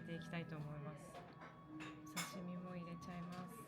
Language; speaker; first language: Japanese; native; Japanese